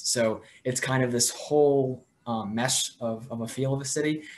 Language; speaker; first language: English; native; English